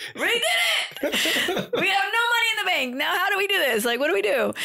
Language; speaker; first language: English; native; English